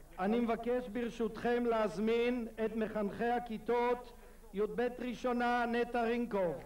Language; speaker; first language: Hebrew; native; Hebrew